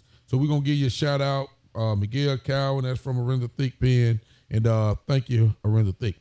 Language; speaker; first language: English; native; English